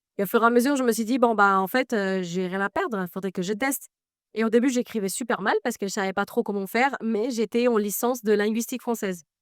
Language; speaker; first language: French; non-native, fluent; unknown